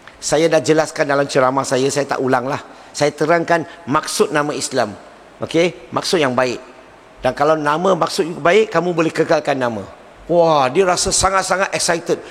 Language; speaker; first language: Malay; non-native, local second language; Chinese